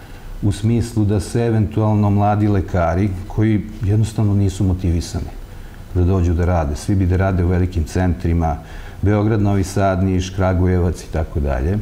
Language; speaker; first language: Serbian; native; Serbian